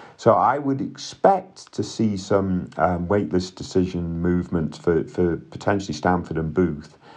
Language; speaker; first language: English; native; English